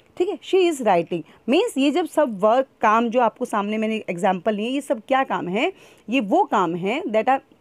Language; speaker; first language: Hindi; native; Hindi